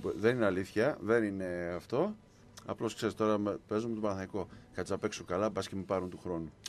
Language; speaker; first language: Greek; early bilingual, heritage; Greek